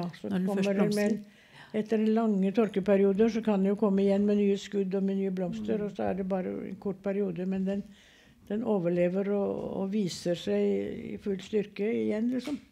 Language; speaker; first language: Norwegian; native; Norwegian